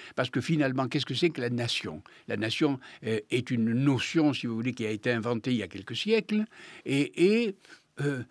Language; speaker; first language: French; native; French